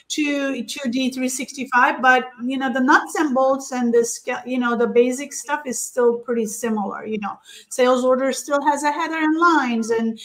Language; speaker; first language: English; non-native, fluent; Turkish